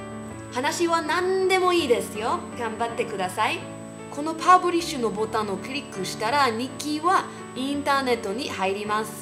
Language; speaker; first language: Japanese; non-native, fluent; English